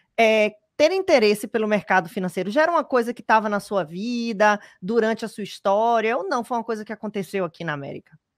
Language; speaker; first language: Portuguese; native; Portuguese